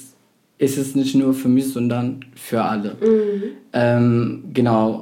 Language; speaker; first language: German; non-native, fluent; Arabic